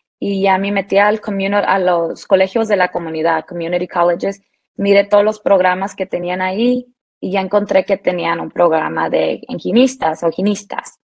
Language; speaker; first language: Spanish; early bilingual, heritage; Spanish